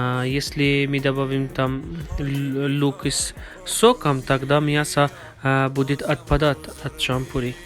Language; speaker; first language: Russian; non-native, fluent; Persian